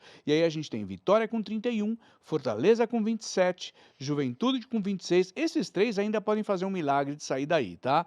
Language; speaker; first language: Portuguese; native; Portuguese